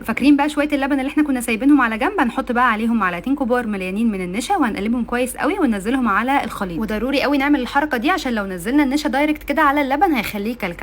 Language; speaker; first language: Arabic; native; Arabic